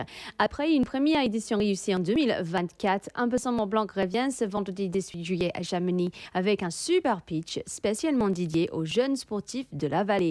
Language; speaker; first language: French; native; French